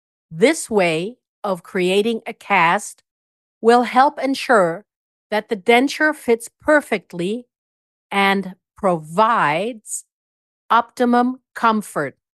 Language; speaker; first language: English; non-native, fluent; German